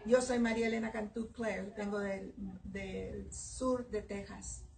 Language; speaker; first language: Spanish; early bilingual, heritage; Spanish